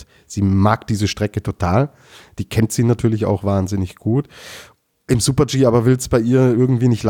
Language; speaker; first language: German; native; German